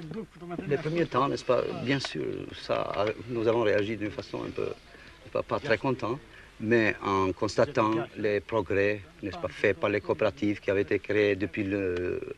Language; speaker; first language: French; non-native, fluent; Albanian